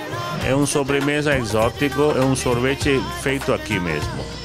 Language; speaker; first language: Portuguese; non-native, fluent; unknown